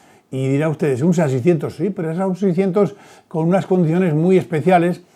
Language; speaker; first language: Spanish; native; Spanish